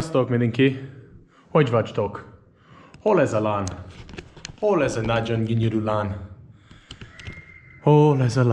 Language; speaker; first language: Hungarian; non-native, learner; English